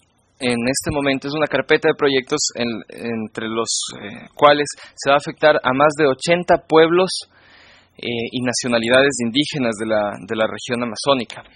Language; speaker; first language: Spanish; native; Spanish